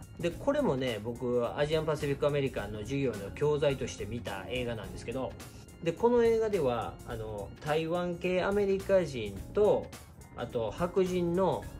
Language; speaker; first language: Japanese; native; Japanese